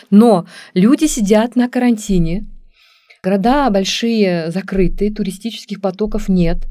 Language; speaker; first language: Russian; non-native, local second language; Tajik